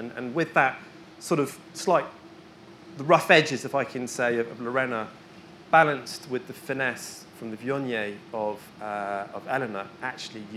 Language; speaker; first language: English; native; English